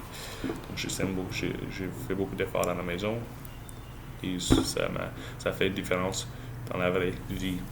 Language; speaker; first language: French; non-native, learner; English